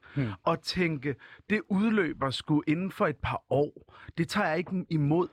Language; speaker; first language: Danish; early bilingual, other home language; Arabic